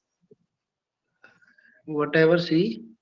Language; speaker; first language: English; non-native, learner; Hindi